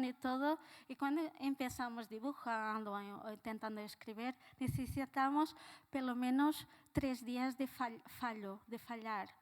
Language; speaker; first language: Spanish; non-native, fluent; Portuguese